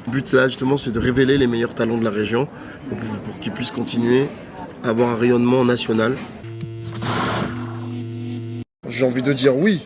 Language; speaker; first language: French; native; French